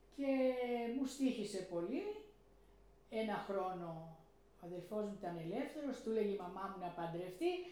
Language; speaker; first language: Greek; early bilingual, heritage; Greek